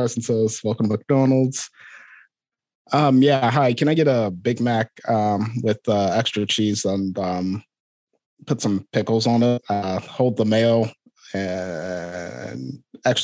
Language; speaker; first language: English; native; English